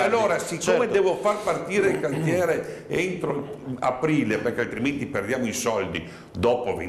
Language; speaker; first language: Italian; native; Italian